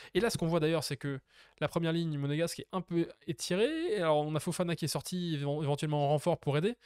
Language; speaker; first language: French; native; French